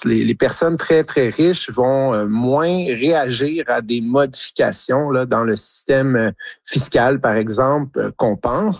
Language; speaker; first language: French; native; French